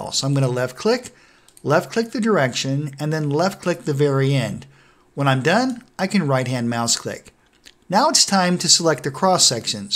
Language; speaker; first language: English; native; English